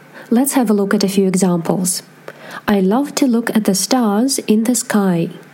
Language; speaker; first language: English; non-native, fluent; Russian